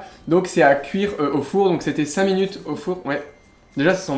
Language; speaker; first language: French; native; French